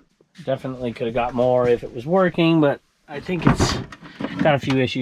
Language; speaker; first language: English; native; English